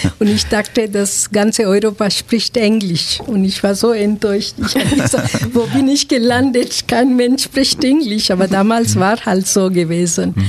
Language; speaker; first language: German; non-native, fluent; Gujarati